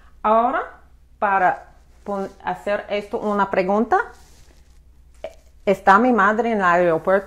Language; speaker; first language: Spanish; non-native, fluent; English